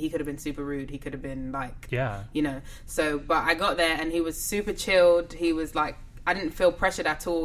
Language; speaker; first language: English; native; English